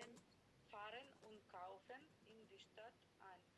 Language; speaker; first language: German; non-native, learner; Macedonian